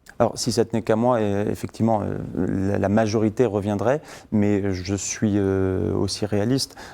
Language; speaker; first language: French; early bilingual, other home language; Syriac